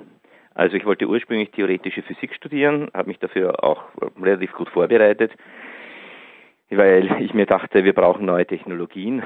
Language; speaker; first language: German; native; German